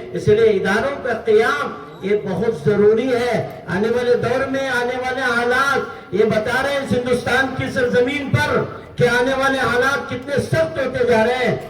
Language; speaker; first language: Urdu; native; Urdu